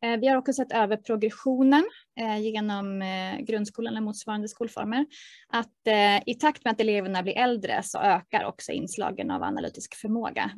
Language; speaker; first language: Swedish; native; Swedish